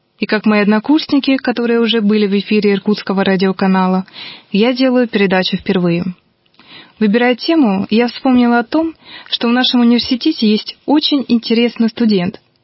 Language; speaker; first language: Russian; native; Russian